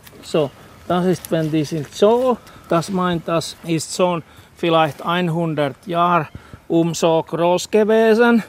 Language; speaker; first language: German; non-native, learner; Finnish